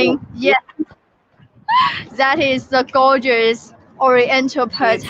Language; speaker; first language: English; non-native, fluent; Chinese